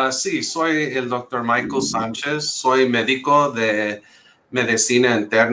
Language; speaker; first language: Spanish; early bilingual, heritage; English